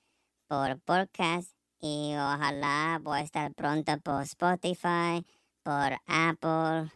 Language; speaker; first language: Spanish; non-native, learner; English